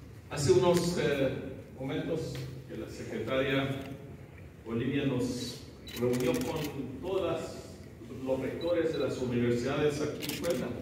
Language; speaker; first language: Spanish; early bilingual, heritage; English